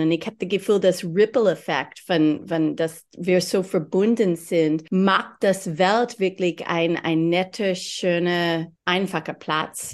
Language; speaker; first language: German; non-native, learner; English